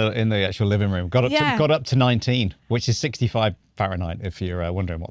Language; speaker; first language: English; native; English